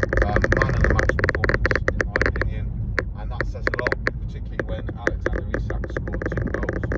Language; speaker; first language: English; native; English